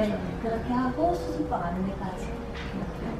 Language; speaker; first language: Korean; native; Korean